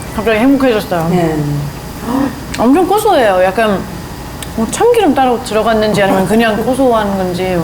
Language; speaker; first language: Korean; non-native, fluent; English